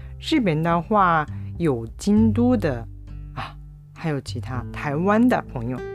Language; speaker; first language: Chinese; non-native, fluent; Japanese